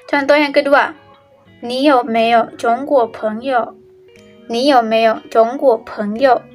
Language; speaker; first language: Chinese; non-native, learner; Indonesian